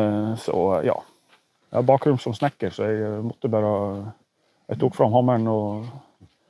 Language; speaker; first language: Norwegian; native; Norwegian